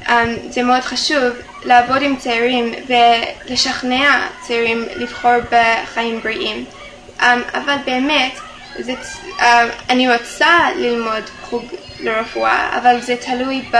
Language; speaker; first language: Hebrew; non-native, fluent; English